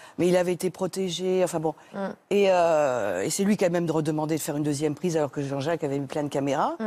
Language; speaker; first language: French; native; French